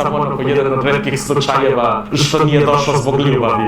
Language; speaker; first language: Serbian; non-native, fluent; Spanish